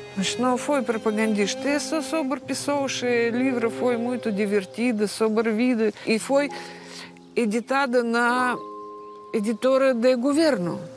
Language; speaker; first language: Portuguese; non-native, learner; Russian